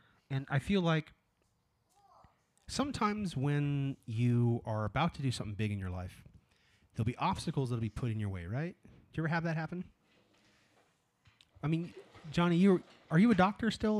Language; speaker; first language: English; early bilingual, other home language; Spanish